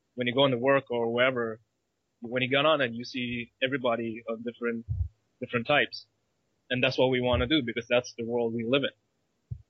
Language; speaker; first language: English; early bilingual, other home language; Malay